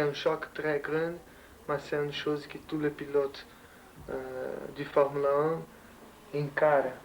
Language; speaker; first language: French; non-native, learner; Portuguese